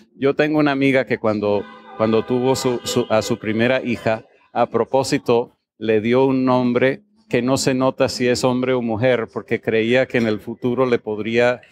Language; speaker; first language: Spanish; non-native, fluent; English